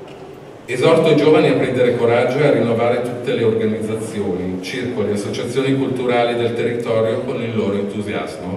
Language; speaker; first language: Italian; native; Italian